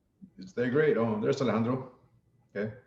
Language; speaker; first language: English; native; English